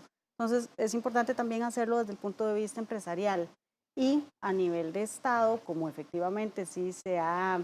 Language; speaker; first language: Spanish; native; Spanish